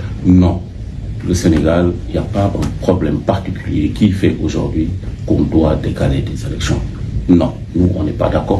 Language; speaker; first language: French; non-native, local second language; Wolof